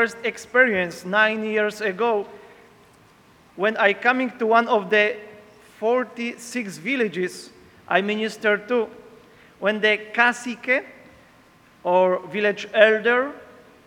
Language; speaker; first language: English; non-native, learner; Polish